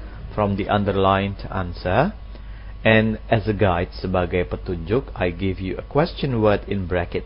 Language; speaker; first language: English; non-native, fluent; Indonesian